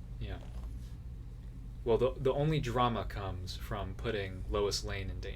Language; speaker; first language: English; native; English